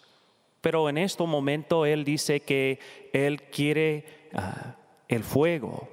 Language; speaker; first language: Spanish; non-native, learner; English